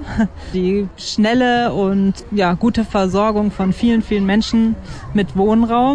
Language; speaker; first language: German; native; German